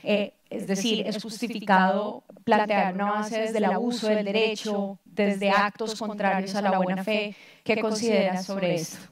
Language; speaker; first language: Spanish; native; Spanish